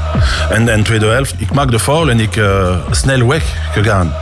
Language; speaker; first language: Dutch; non-native, local second language; French